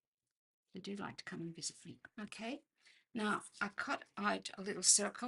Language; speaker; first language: English; native; English